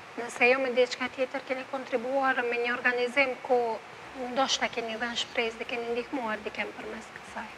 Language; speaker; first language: Albanian; native; Albanian